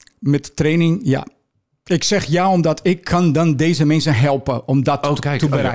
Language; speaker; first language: Dutch; non-native, fluent; Portuguese